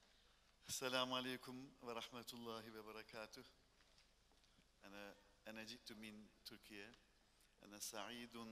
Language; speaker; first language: Arabic; non-native, fluent; Turkish